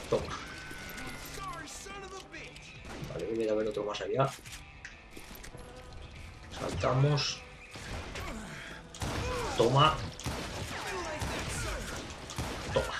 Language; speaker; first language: Spanish; native; Spanish